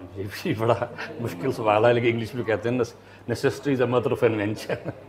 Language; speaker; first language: Hindi; non-native, local second language; Punjabi